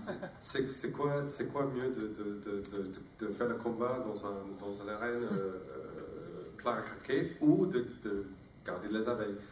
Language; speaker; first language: French; non-native, learner; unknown